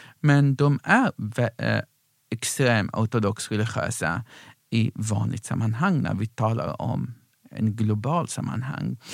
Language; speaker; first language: Swedish; non-native, fluent; Arabic